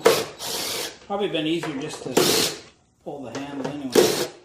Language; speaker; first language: English; native; English